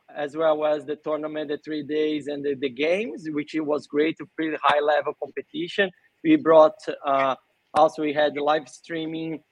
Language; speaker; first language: English; non-native, fluent; Portuguese